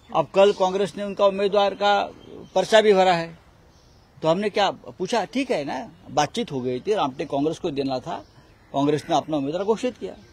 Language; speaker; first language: Hindi; non-native, local second language; Marathi